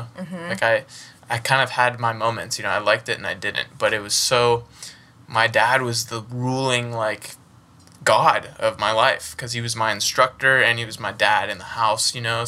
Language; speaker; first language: English; native; English